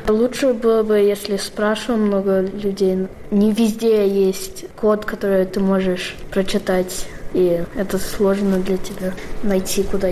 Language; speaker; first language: Russian; non-native, learner; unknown